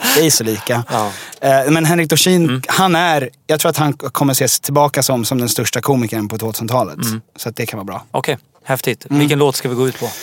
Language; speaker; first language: Swedish; native; Swedish